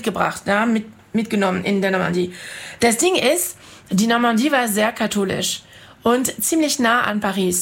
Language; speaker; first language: German; non-native, fluent; French